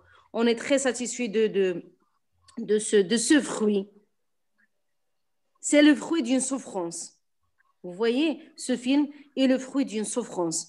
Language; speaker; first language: French; non-native, local second language; Arabic